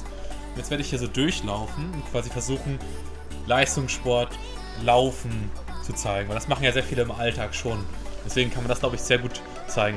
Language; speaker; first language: German; native; German